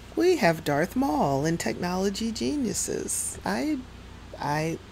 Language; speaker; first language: English; native; English